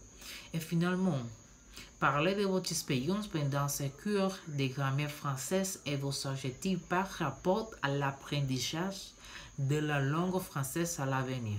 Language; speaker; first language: French; non-native, learner; Spanish